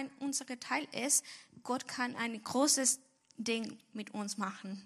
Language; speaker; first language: German; non-native, learner; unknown